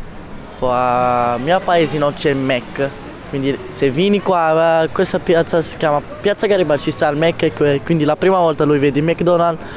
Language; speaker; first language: Italian; non-native, learner; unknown